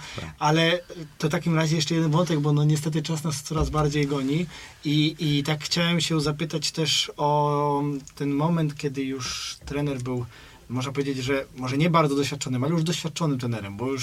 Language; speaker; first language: Polish; native; Polish